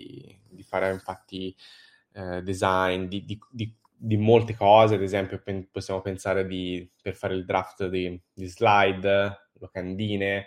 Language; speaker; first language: Italian; native; Italian